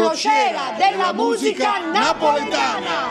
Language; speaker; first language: Italian; native; Italian